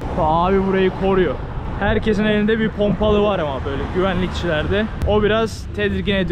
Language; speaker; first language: Turkish; native; Turkish